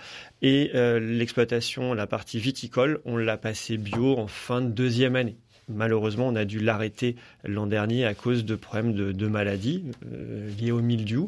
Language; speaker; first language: French; native; French